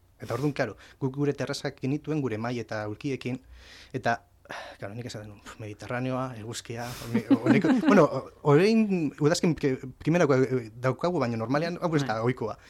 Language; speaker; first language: Basque; native; Basque